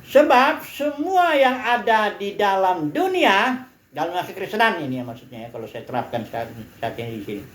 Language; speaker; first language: Indonesian; native; Indonesian